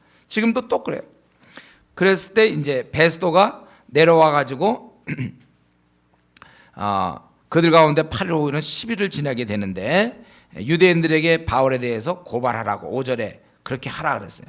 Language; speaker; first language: Korean; native; Korean